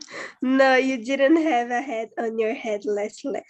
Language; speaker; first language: English; non-native, learner; Portuguese